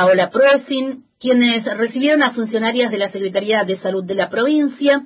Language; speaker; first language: Spanish; native; Spanish